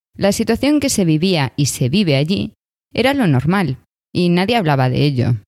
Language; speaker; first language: Spanish; native; Spanish